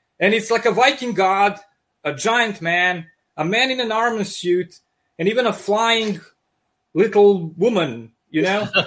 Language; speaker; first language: English; non-native, fluent; Serbian